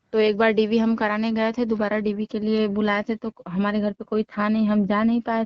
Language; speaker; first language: Hindi; native; Hindi